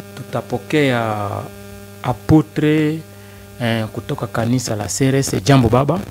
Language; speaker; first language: Swahili; non-native, local second language; Nande